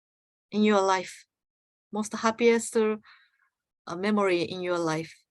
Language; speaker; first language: English; non-native, learner; Japanese